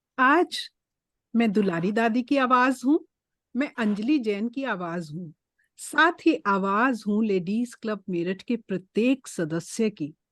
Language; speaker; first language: Hindi; native; Hindi